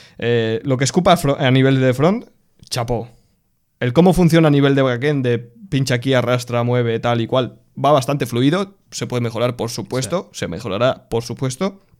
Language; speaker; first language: Spanish; native; Spanish